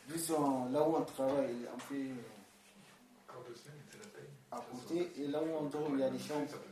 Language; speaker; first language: French; non-native, learner; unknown